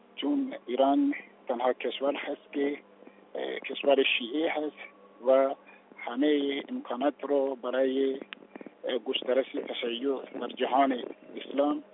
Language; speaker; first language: Persian; non-native, fluent; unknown